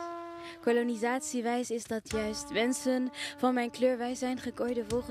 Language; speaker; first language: Dutch; early bilingual, other home language; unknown